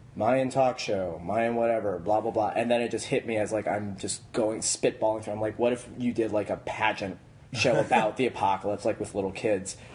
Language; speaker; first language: English; native; English